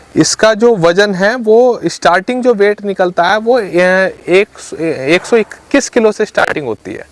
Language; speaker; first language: Hindi; native; Hindi